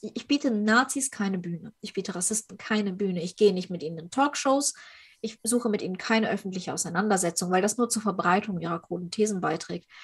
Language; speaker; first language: German; early bilingual, other home language; Ukrainian